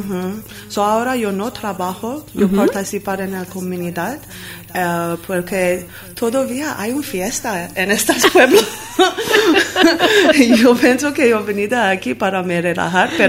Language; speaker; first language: Spanish; non-native, learner; Armenian